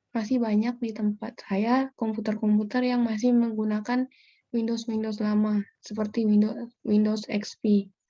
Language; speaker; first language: Indonesian; native; Indonesian